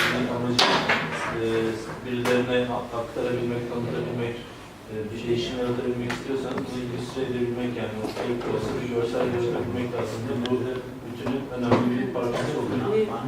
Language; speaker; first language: Turkish; native; Turkish